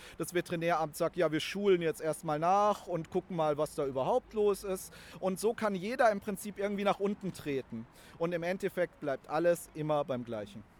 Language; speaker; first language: German; native; German